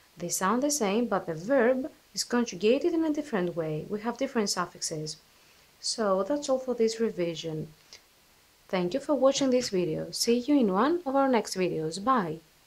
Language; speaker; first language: English; non-native, fluent; Greek